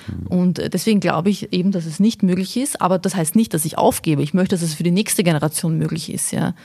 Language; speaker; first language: German; early bilingual, other home language; Bosnian